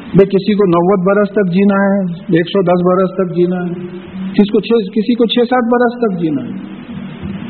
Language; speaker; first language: Urdu; native; Urdu